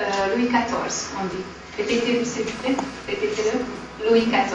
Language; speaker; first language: French; non-native, fluent; Hungarian